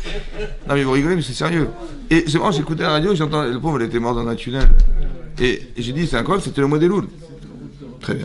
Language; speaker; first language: French; native; French